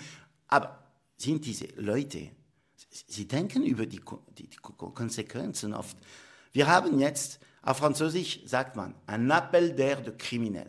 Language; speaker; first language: German; non-native, local second language; French